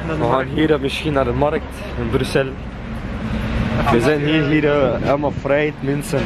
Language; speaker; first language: Dutch; non-native, local second language; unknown